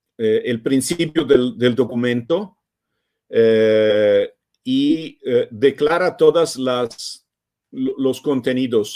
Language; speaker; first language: Spanish; non-native, fluent; Italian